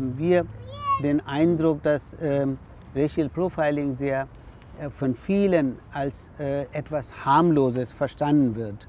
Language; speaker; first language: German; non-native, fluent; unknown